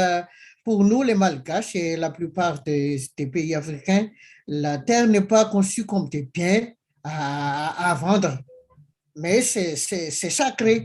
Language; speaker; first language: French; non-native, local second language; Malagasy